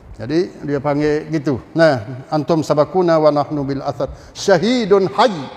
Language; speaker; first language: Malay; native; Malay